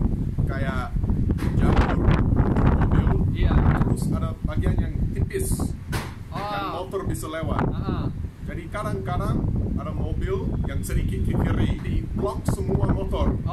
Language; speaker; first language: Indonesian; non-native, fluent; English